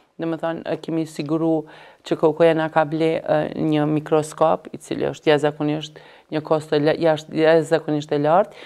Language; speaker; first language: Albanian; native; Albanian